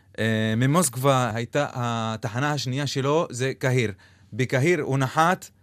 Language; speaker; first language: Hebrew; non-native, local second language; Arabic